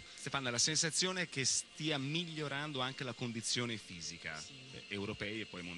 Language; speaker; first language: Italian; native; Italian